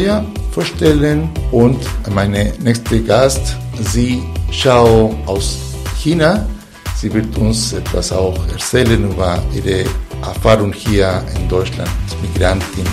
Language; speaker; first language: German; non-native, fluent; Spanish